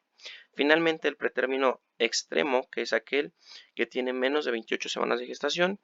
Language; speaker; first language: Spanish; native; Spanish